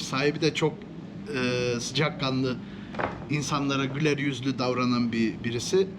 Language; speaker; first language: Turkish; early bilingual, heritage; Turkish